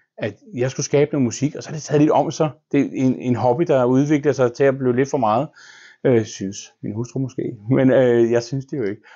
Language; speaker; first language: Danish; native; Danish